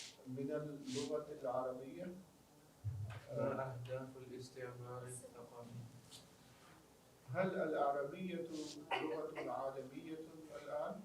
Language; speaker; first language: Arabic; non-native, learner; Urdu